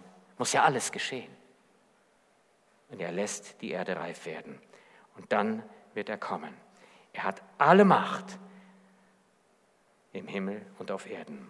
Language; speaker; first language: German; native; German